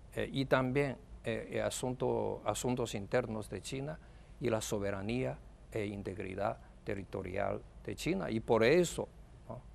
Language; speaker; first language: Spanish; non-native, fluent; Chinese